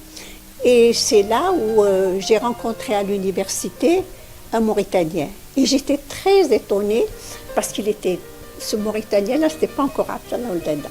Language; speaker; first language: French; non-native, local second language; Arabic